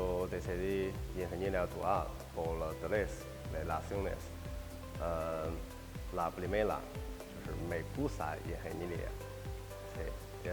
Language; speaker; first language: Spanish; non-native, learner; Chinese